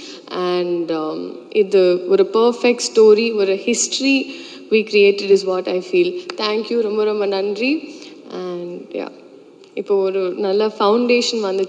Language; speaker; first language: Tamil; non-native, fluent; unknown